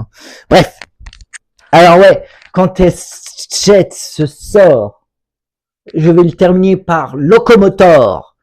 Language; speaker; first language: French; native; French